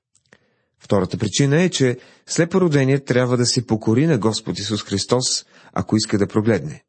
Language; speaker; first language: Bulgarian; native; Bulgarian